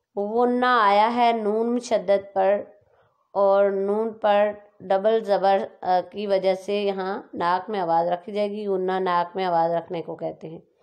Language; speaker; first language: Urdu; native; Urdu